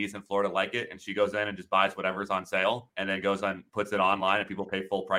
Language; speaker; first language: English; native; English